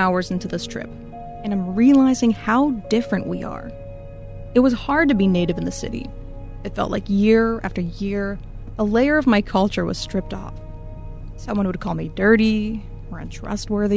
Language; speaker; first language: English; native; English